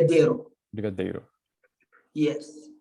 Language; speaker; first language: Portuguese; non-native, learner; Arabic